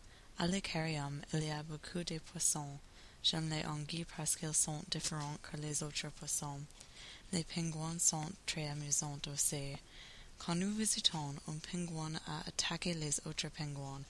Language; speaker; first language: French; non-native, learner; English